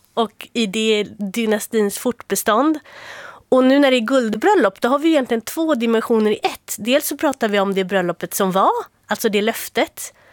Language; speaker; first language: Swedish; native; Swedish